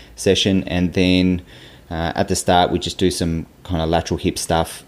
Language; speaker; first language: English; native; English